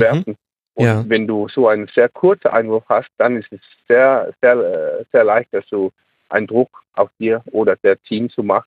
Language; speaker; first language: German; non-native, learner; Danish